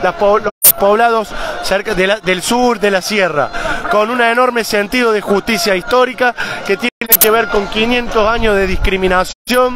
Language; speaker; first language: Spanish; native; Spanish